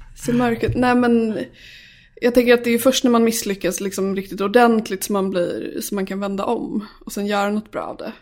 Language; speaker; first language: Swedish; native; Swedish